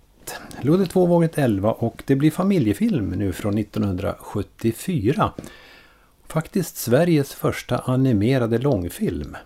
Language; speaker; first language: Swedish; native; Swedish